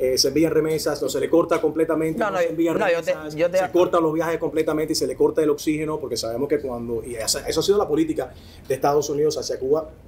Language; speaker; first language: Spanish; native; Spanish